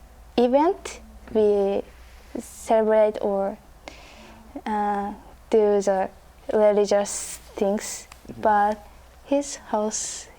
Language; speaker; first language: English; non-native, learner; Japanese